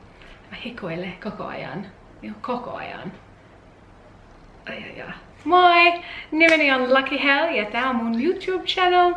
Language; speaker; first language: Finnish; non-native, learner; English